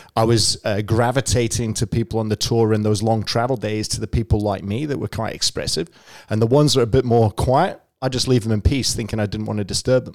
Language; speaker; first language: English; native; English